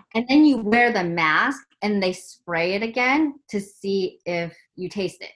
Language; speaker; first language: English; native; English